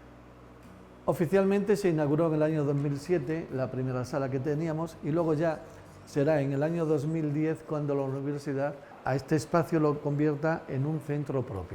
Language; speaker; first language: Spanish; native; Spanish